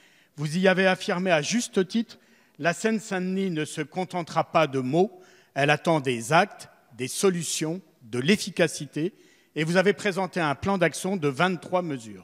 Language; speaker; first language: French; native; French